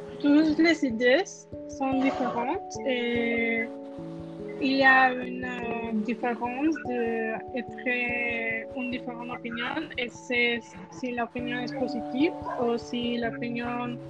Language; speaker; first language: French; non-native, learner; Spanish